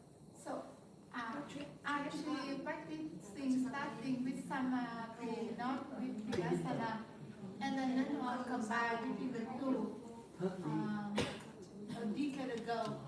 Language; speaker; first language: English; non-native, fluent; Vietnamese